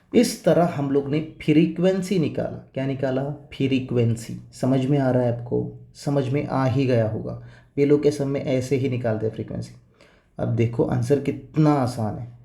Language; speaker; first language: Hindi; non-native, local second language; Marathi